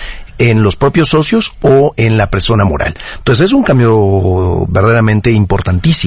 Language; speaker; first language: Spanish; native; Spanish